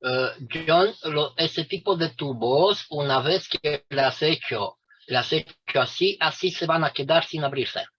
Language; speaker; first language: Spanish; non-native, fluent; Romanian